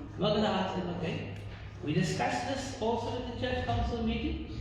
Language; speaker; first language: English; non-native, local second language; Afrikaans